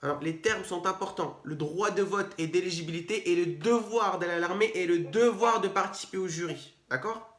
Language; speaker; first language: French; native; French